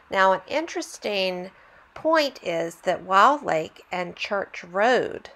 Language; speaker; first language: English; native; English